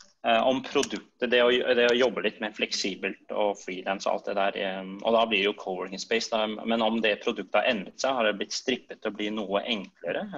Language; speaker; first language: Norwegian; native; Norwegian